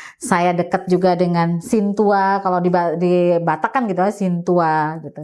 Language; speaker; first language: Indonesian; native; Indonesian